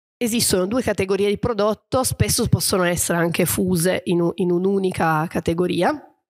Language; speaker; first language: Italian; native; Italian